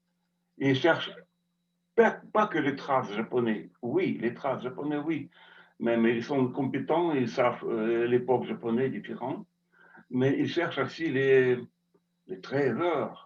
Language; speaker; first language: French; non-native, fluent; Russian